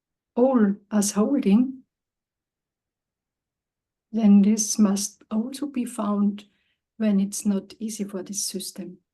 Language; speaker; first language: English; non-native, learner; German